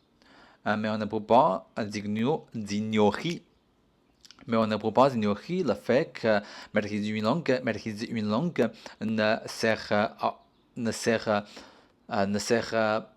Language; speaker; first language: French; non-native, learner; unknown